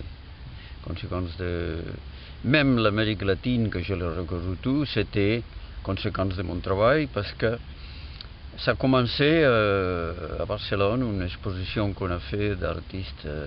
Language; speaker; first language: French; non-native, fluent; Catalan